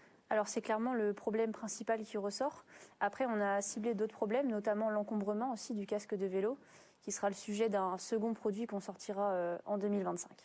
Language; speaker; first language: French; native; French